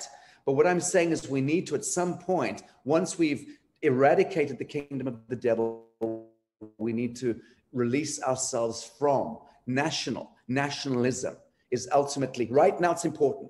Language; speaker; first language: English; native; English